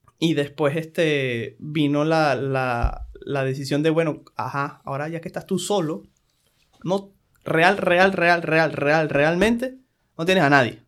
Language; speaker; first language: Spanish; native; Spanish